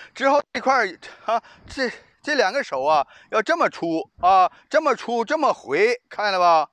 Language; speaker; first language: Chinese; native; Chinese